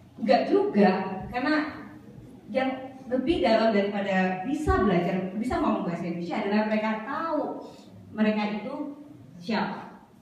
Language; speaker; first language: Indonesian; native; Indonesian